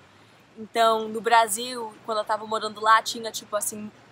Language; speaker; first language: Portuguese; early bilingual, heritage; Portuguese